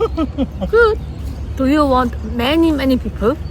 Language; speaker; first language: English; non-native, learner; Korean